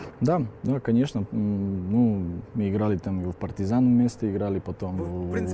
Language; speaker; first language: Russian; non-native, learner; Serbian